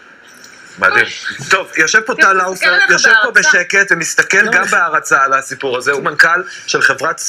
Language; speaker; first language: Hebrew; native; Hebrew